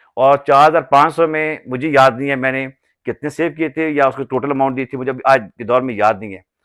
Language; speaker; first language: Urdu; non-native, local second language; Punjabi